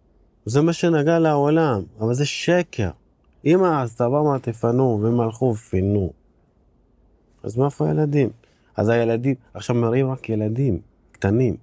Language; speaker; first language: Hebrew; non-native, local second language; Arabic